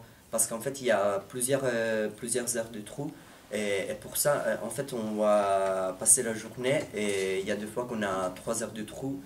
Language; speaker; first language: French; non-native, fluent; Italian